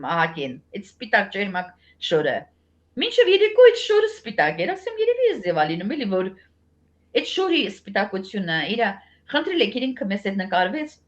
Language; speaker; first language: Armenian; native; Armenian